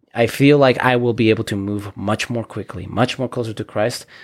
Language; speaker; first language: English; early bilingual, other home language; Spanish